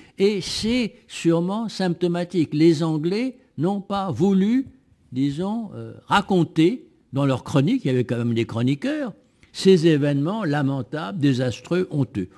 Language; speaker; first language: French; native; French